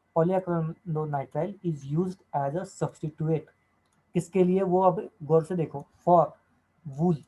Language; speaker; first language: Hindi; non-native, local second language; Marathi